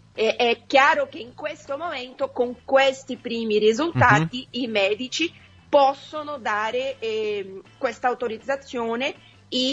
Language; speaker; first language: Italian; non-native, fluent; Portuguese